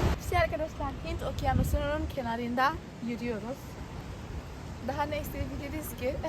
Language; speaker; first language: Turkish; non-native, fluent; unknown